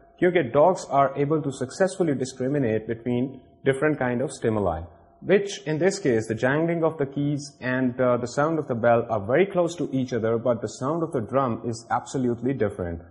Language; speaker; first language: English; non-native, local second language; Urdu